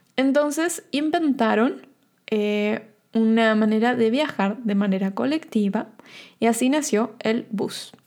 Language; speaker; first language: Spanish; native; Spanish